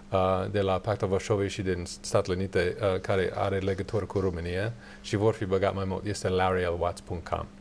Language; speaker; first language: Romanian; non-native, learner; English